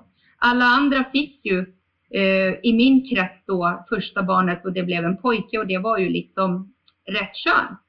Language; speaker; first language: Swedish; early bilingual, other home language; Bosnian